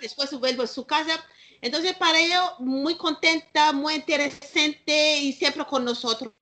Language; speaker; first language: Spanish; non-native, learner; Malagasy